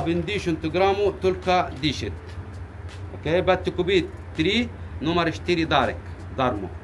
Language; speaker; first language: Polish; non-native, learner; Arabic